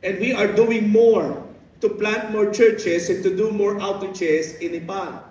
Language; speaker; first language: English; non-native, local second language; Filipino